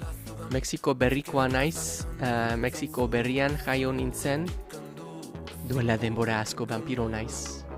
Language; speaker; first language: Basque; non-native, learner; English